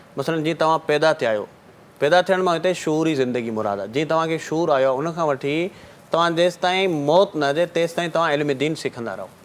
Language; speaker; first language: Sindhi; non-native, local second language; Marwari